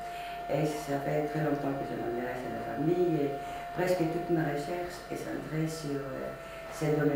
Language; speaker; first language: French; non-native, fluent; Greek